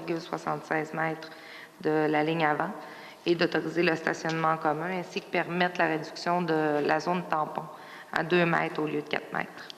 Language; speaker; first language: French; native; French